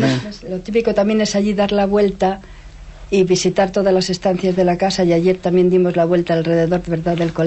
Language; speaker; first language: Spanish; native; Spanish